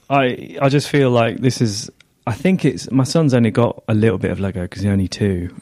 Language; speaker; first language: English; native; English